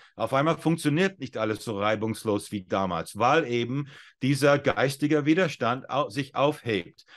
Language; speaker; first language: German; non-native, fluent; English